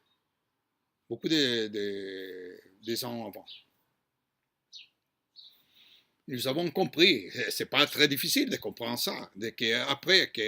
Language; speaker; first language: French; non-native, fluent; Hebrew